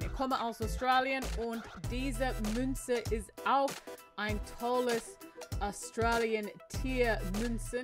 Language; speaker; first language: German; non-native, learner; English